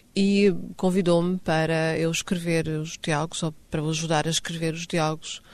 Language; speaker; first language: Portuguese; non-native, fluent; Swedish